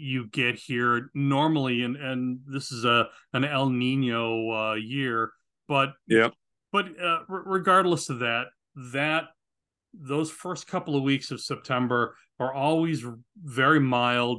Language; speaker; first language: English; native; English